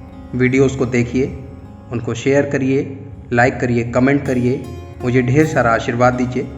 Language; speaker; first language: Hindi; native; Hindi